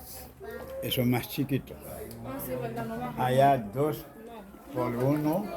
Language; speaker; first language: Spanish; non-native, learner; Haitian Creole